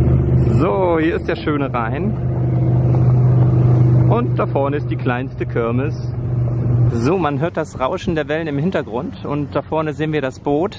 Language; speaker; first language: German; native; German